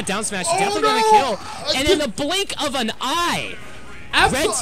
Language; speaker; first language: English; native; English